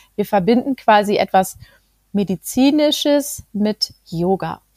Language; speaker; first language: German; native; German